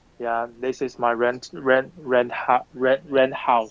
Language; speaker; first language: English; non-native, learner; Chinese